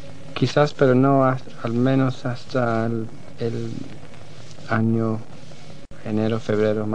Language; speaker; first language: Spanish; non-native, fluent; English